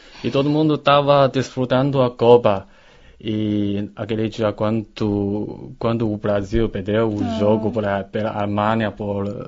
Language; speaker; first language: Portuguese; non-native, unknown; Chinese